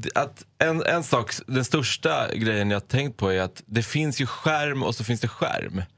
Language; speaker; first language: Swedish; non-native, fluent; Persian